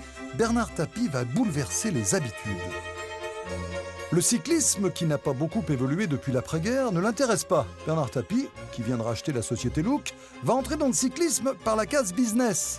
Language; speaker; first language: French; native; French